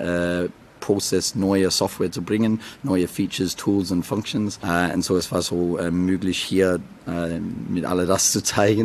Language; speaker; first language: German; non-native, learner; English